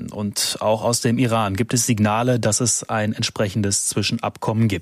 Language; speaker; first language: German; native; German